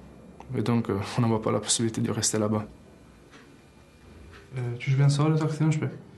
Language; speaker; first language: French; early bilingual, other home language; Albanian